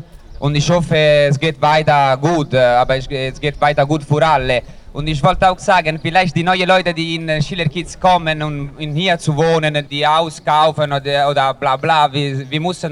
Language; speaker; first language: German; non-native, learner; Italian